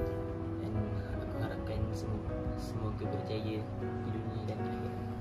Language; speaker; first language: Malay; native; Malay